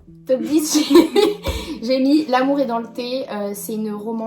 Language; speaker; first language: French; native; French